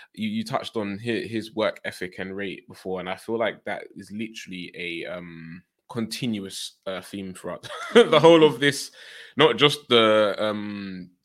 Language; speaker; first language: English; native; English